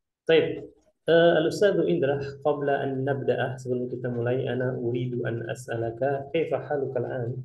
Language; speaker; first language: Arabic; non-native, fluent; Indonesian